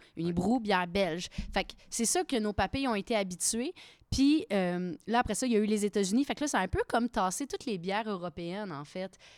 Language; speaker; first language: French; native; French